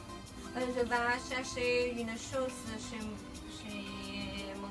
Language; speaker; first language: French; non-native, learner; Chinese